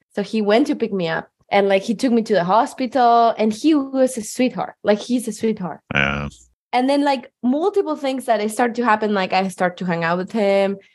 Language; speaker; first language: English; non-native, fluent; Spanish